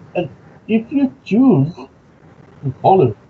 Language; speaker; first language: English; non-native, local second language; Urdu